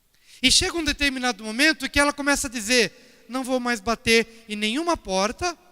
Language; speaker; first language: Portuguese; native; Portuguese